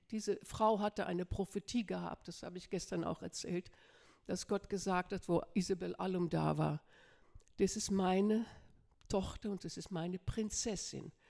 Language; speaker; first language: German; non-native, fluent; Dutch